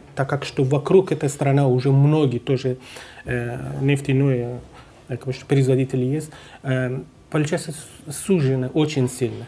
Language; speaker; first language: Russian; non-native, fluent; Persian